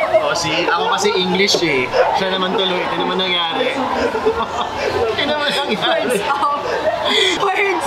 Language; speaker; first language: Filipino; non-native, local second language; English